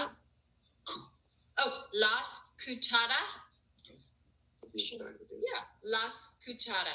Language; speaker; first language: Spanish; non-native, learner; English